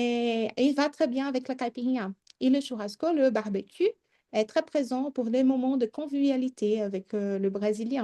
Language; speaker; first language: French; non-native, fluent; Portuguese